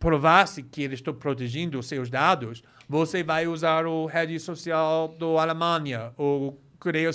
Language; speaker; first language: Portuguese; non-native, fluent; English